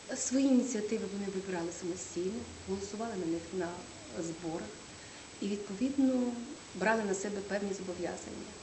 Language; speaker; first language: Ukrainian; native; Ukrainian